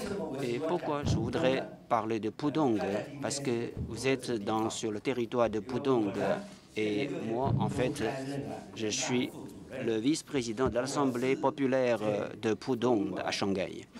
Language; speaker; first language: French; non-native, fluent; Chinese